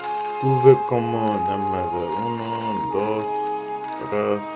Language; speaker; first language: Spanish; non-native, learner; English